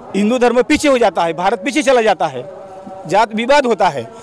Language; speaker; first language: Hindi; non-native, local second language; Marathi